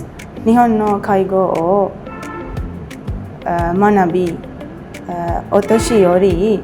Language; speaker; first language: Japanese; non-native, learner; Sinhala